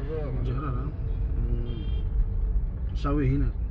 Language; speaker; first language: Arabic; non-native, learner; Filipino